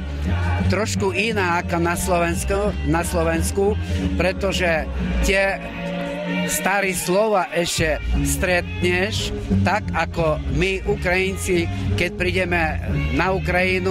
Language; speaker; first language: Slovak; non-native, local second language; Ukrainian